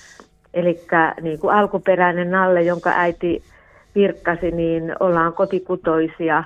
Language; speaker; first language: Finnish; native; Finnish